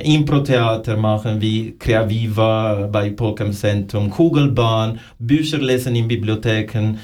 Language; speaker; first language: German; non-native, fluent; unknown